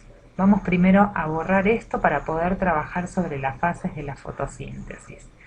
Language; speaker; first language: Spanish; native; Spanish